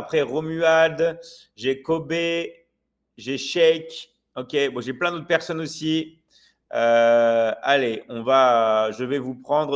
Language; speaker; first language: French; native; French